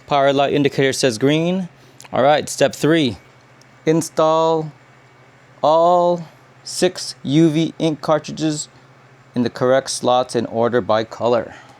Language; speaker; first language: English; native; English